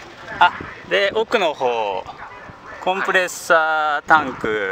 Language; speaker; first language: Japanese; native; Japanese